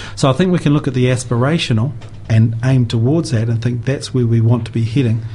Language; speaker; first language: English; native; English